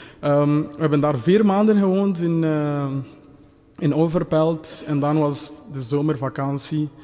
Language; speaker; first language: Dutch; non-native, fluent; Kinyarwanda